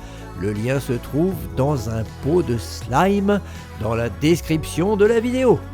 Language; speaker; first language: French; native; French